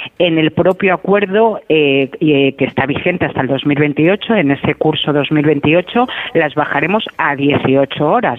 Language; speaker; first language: Spanish; native; Spanish